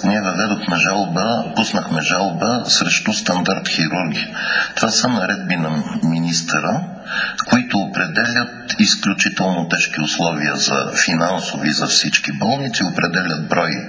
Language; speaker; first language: Bulgarian; native; Bulgarian